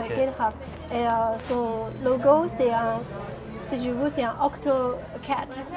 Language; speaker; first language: French; non-native, fluent; Chinese